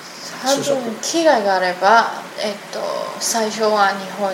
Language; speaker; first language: Japanese; non-native, learner; Chinese